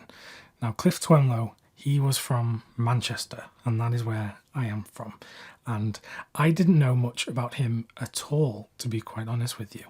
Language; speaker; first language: English; native; English